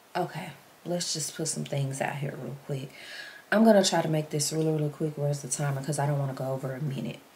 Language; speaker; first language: English; native; English